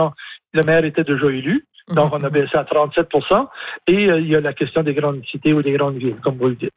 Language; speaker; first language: French; native; French